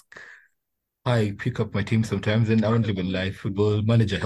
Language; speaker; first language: English; non-native, local second language; Luo (Kenya and Tanzania)